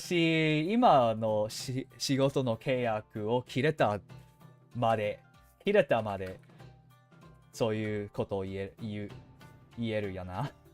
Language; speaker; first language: Japanese; non-native, fluent; English